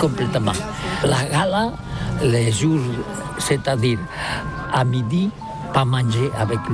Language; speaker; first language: French; non-native, learner; Catalan